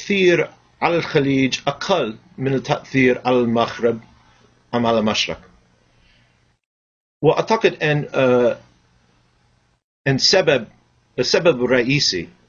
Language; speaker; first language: Arabic; non-native, fluent; English